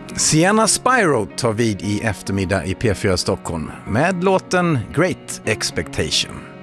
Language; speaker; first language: Swedish; native; Swedish